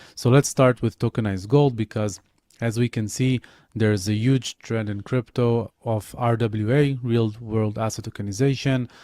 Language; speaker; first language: English; non-native, fluent; Hebrew